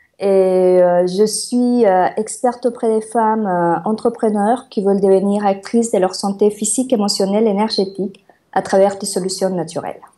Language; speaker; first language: French; non-native, fluent; Spanish